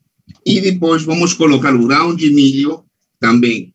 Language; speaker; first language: Portuguese; non-native, fluent; Spanish